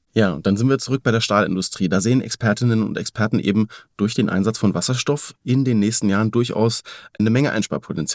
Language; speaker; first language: German; native; German